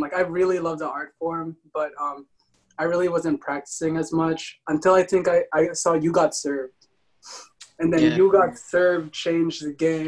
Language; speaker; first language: English; non-native, local second language; Filipino